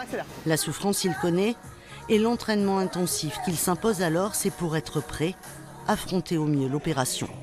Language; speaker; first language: French; native; French